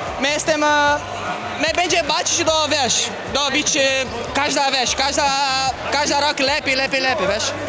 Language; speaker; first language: Polish; non-native, learner; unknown